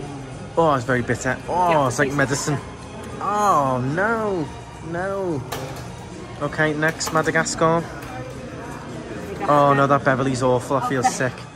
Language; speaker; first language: English; native; English